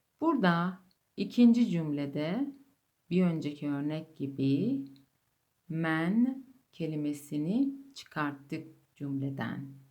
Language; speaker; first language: Turkish; non-native, fluent; Persian